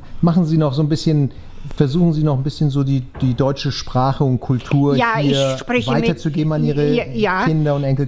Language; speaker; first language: German; native; German